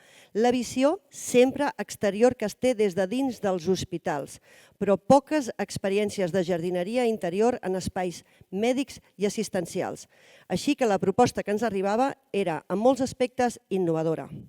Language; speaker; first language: Catalan; native; Catalan